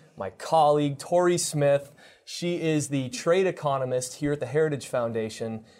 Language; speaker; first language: English; native; English